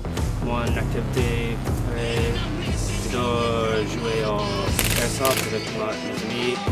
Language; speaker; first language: French; non-native, learner; English